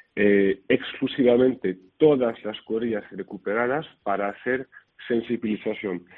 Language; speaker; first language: Spanish; non-native, fluent; French